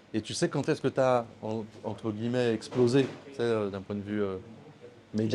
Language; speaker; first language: French; native; French